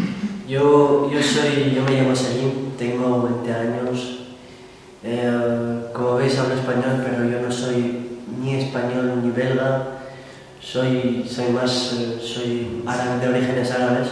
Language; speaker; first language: Spanish; early bilingual, other home language; Arabic